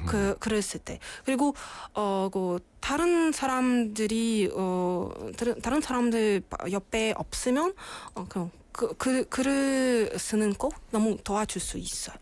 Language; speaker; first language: Korean; non-native, learner; Russian